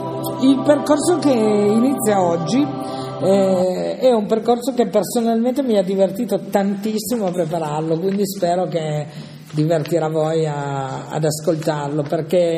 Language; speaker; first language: Italian; native; Italian